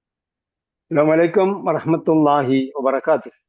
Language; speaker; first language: Arabic; non-native, fluent; Malayalam